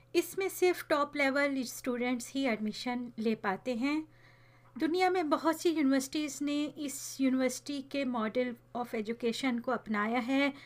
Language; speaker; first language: Urdu; native; Urdu